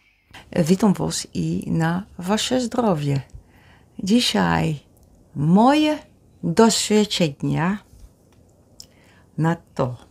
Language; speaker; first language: Polish; non-native, learner; Dutch